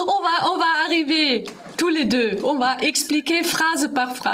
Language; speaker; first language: French; non-native, fluent; German